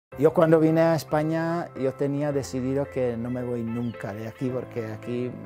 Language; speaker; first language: Spanish; non-native, fluent; Czech